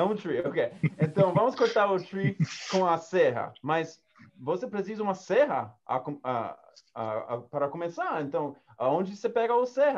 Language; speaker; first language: Portuguese; non-native, learner; English